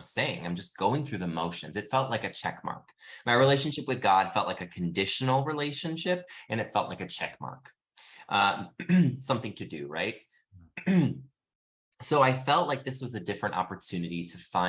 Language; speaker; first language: English; native; English